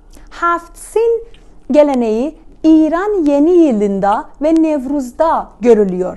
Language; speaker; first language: Turkish; non-native, fluent; Persian